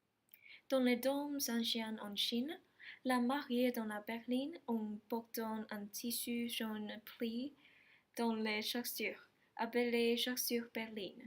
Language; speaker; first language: French; non-native, learner; Chinese